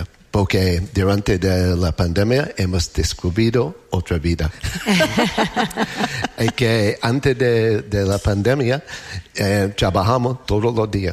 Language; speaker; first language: Spanish; non-native, learner; English